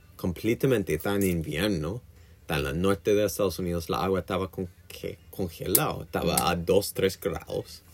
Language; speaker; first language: Spanish; non-native, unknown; English